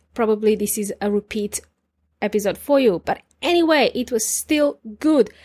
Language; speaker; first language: English; non-native, fluent; Serbian